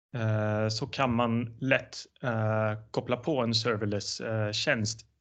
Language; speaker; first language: Swedish; non-native, fluent; Dutch